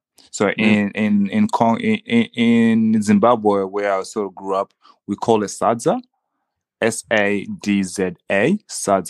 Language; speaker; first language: English; early bilingual, other home language; Swahili